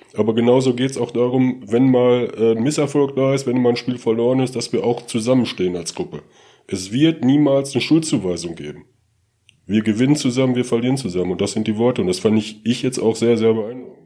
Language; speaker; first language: German; native; German